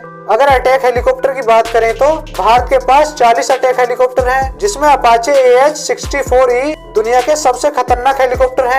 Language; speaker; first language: Hindi; native; Hindi